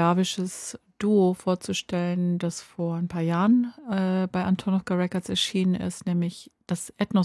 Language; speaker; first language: German; native; German